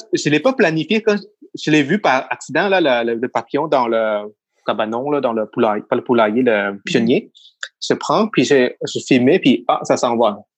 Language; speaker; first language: French; non-native, fluent; Thai